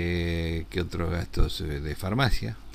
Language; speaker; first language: Spanish; native; Spanish